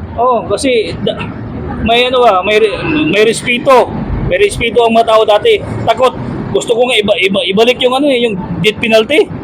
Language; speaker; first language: Filipino; native; Filipino